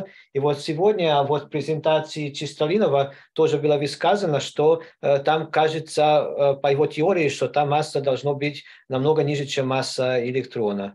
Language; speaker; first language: Russian; non-native, learner; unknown